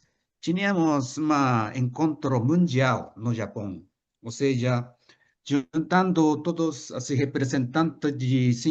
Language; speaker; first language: Portuguese; non-native, fluent; Japanese